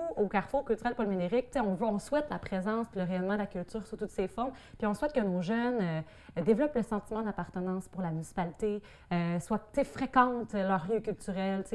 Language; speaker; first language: French; native; French